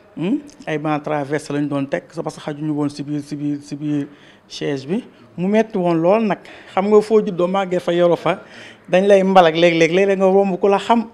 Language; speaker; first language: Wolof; native; Wolof